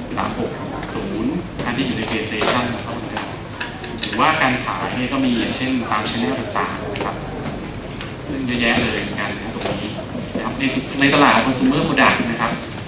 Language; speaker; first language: Thai; native; Thai